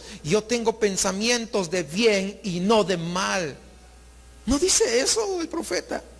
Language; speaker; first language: Spanish; native; Spanish